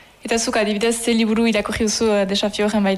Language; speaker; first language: Basque; native; Basque